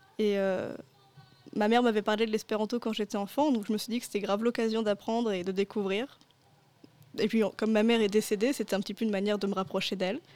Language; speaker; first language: French; native; French